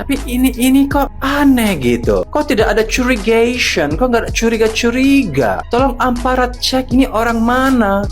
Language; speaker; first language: Indonesian; native; Indonesian